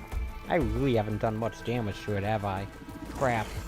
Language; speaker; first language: English; native; English